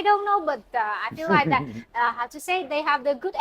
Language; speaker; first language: English; non-native, learner; Vietnamese